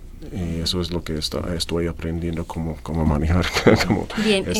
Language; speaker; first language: Spanish; non-native, fluent; English